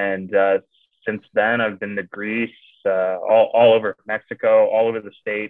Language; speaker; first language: English; native; English